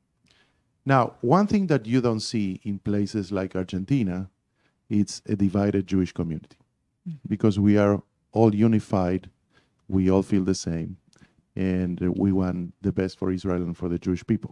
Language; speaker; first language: English; non-native, fluent; Spanish